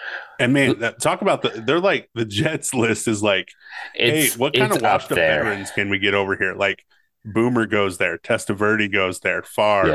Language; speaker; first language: English; native; English